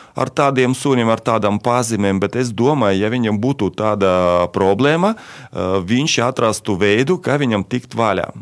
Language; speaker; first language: Latvian; non-native, local second language; Russian